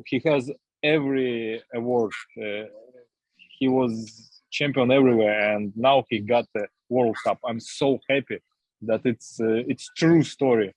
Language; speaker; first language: English; non-native, learner; Russian